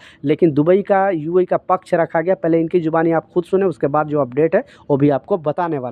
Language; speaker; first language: Hindi; native; Hindi